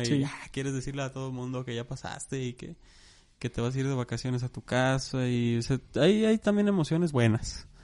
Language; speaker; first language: Spanish; native; Spanish